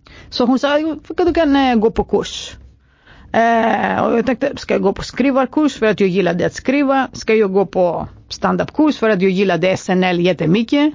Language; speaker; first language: Swedish; non-native, fluent; Greek